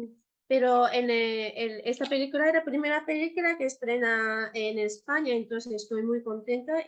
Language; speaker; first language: Spanish; non-native, learner; Japanese